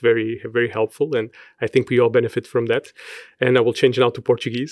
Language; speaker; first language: English; non-native, fluent; Portuguese